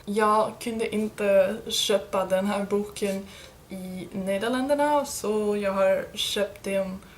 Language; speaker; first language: Swedish; non-native, learner; English